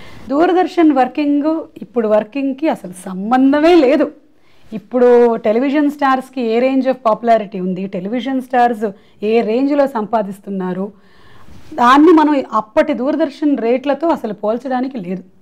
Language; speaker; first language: Telugu; non-native, local second language; Malayalam